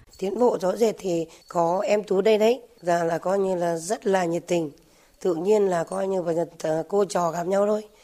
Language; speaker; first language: Vietnamese; non-native, local second language; Tày